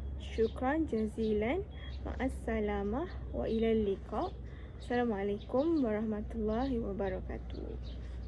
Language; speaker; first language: Arabic; non-native, learner; Malay